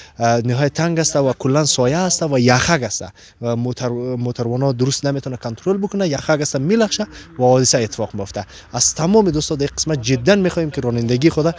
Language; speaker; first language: Persian; native; Persian